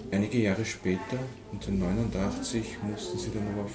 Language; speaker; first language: German; native; German